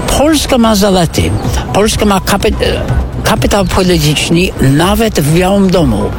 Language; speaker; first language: Polish; non-native, fluent; English